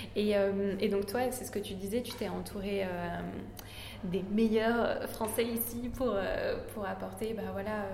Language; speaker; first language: French; native; French